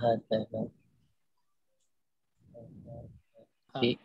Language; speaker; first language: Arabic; non-native, learner; Indonesian